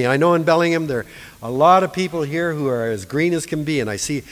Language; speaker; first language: English; native; English